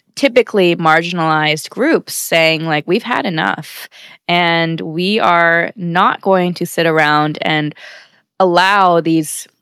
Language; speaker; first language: English; native; English